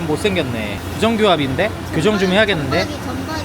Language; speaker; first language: Korean; native; Korean